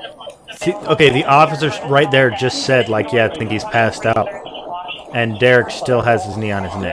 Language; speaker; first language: English; native; English